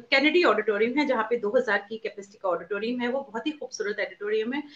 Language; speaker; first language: Hindi; native; Hindi